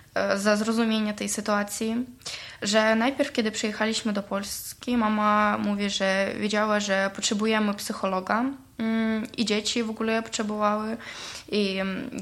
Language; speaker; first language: Polish; non-native, learner; Ukrainian